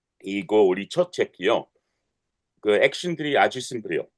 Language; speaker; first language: Korean; non-native, learner; English